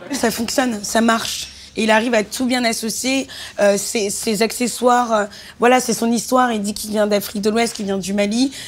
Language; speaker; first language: French; native; French